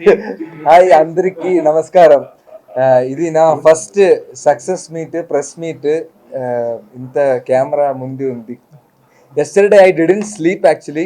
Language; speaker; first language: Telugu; non-native, learner; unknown